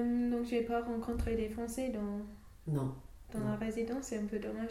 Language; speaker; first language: French; non-native, fluent; English